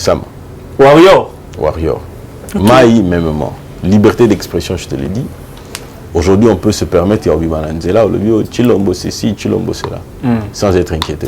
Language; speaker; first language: French; non-native, local second language; Lingala